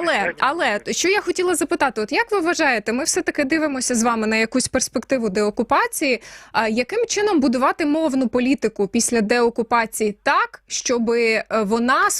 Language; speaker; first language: Ukrainian; native; Ukrainian